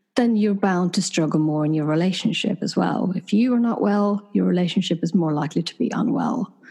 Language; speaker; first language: English; non-native, fluent; Swedish